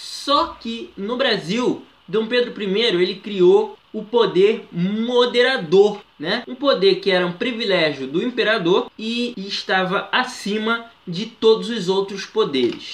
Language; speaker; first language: Portuguese; native; Portuguese